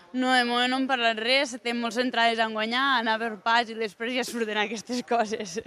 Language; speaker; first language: Catalan; native; Catalan